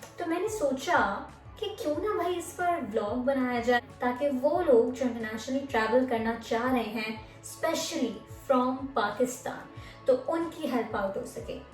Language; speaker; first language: Urdu; native; Urdu